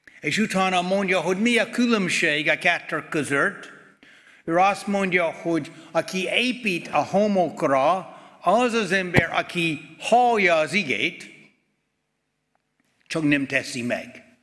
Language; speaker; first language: Hungarian; non-native, fluent; English